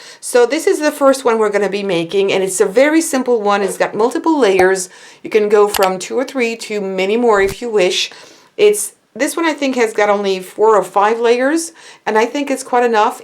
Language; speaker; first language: English; non-native, fluent; French